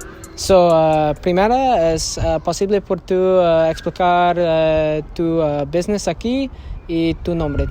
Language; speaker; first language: Spanish; non-native, learner; English